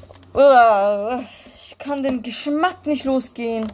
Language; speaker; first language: German; early bilingual, other home language; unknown